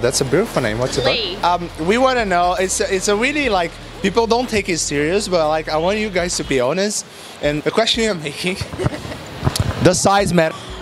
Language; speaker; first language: English; non-native, fluent; Portuguese